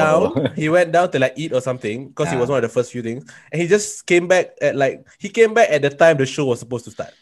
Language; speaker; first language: English; non-native, local second language; Malay